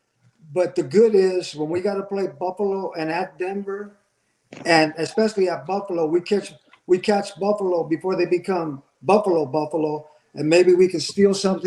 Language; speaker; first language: English; native; English